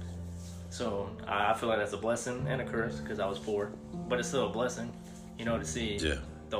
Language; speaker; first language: English; native; English